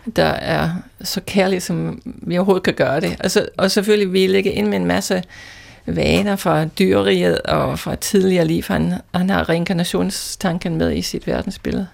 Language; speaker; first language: Danish; non-native, fluent; English